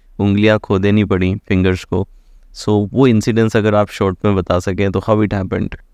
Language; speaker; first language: Hindi; native; Hindi